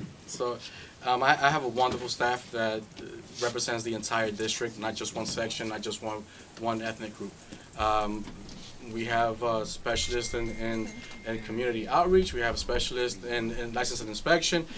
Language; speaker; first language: English; early bilingual, other home language; Spanish